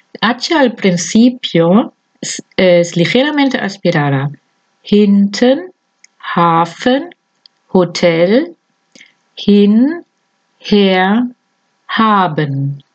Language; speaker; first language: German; non-native, fluent; Spanish